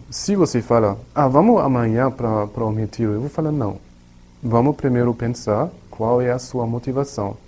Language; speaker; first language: Portuguese; non-native, learner; German